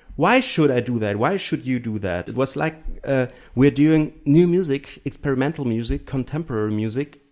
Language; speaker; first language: English; non-native, fluent; German